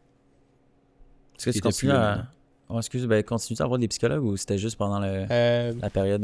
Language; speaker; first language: French; native; French